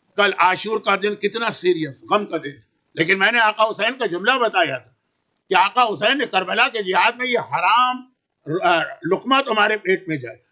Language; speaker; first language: Urdu; native; Urdu